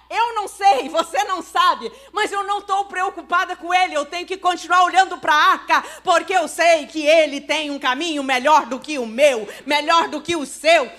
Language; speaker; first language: Portuguese; native; Portuguese